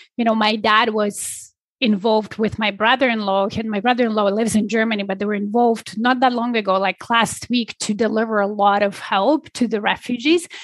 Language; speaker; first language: English; non-native, fluent; Polish